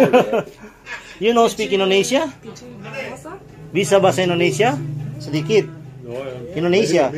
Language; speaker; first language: Indonesian; native; Indonesian